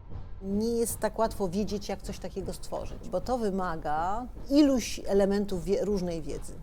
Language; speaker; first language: Polish; native; Polish